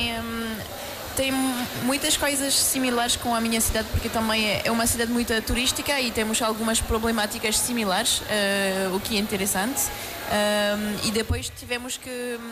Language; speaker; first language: Portuguese; non-native, fluent; French